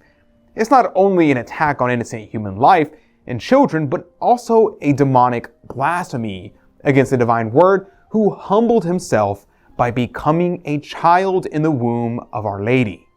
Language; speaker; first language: English; native; English